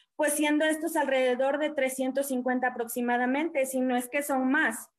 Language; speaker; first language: Spanish; non-native, local second language; Nahuatl languages